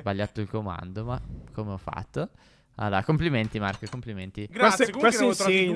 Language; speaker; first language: Italian; native; Italian